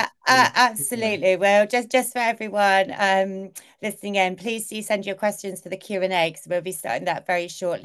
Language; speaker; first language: English; native; English